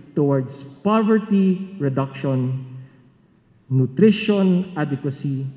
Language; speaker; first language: English; non-native, local second language; Filipino